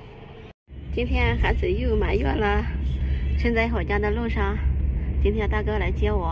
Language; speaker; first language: Chinese; non-native, fluent; Lao